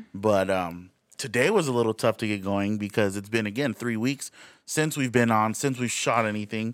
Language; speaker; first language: English; native; English